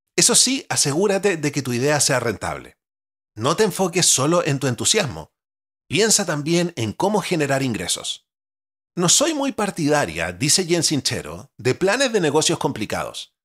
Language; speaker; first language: Spanish; native; Spanish